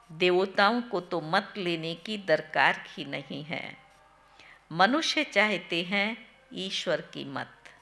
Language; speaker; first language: Hindi; non-native, local second language; Gujarati